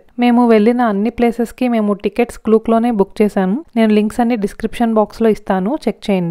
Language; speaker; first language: Telugu; native; Telugu